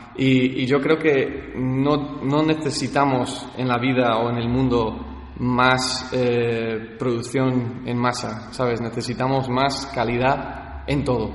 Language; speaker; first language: Spanish; early bilingual, heritage; Spanish